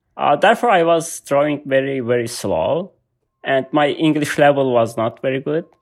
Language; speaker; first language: English; non-native, learner; Turkish